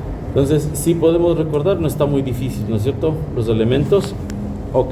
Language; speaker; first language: Spanish; native; Spanish